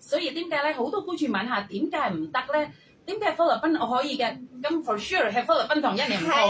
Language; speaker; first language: Cantonese; non-native, fluent; Indonesian